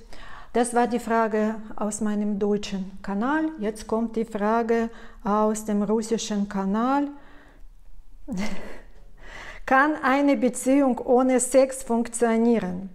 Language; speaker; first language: German; non-native, fluent; Russian